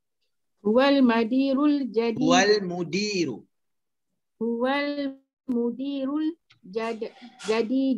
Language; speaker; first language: Arabic; non-native, learner; Malay